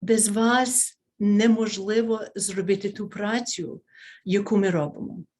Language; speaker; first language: Ukrainian; early bilingual, heritage; Ukrainian